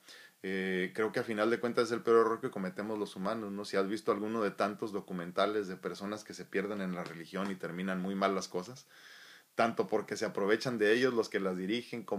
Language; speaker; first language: Spanish; native; Spanish